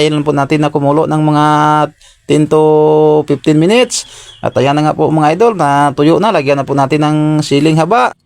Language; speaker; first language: Filipino; non-native, local second language; Hiligaynon